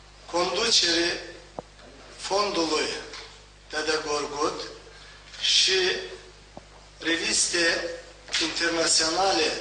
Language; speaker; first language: Romanian; non-native, learner; Azerbaijani